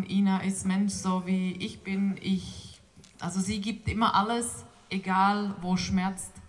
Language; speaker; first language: German; non-native, fluent; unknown